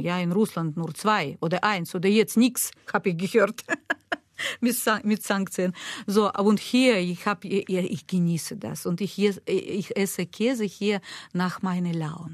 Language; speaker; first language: German; non-native, learner; Russian